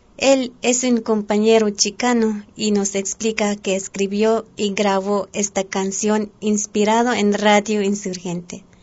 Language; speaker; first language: Spanish; non-native, local second language; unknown